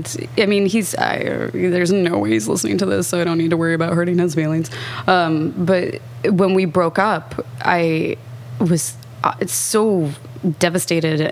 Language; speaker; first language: English; native; English